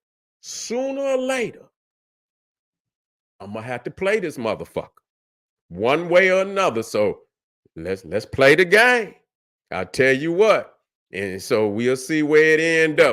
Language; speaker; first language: English; native; English